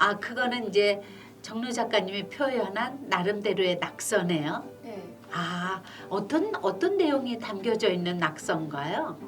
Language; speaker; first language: Korean; native; Korean